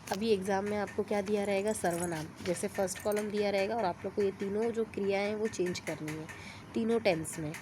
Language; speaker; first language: Hindi; non-native, local second language; Marathi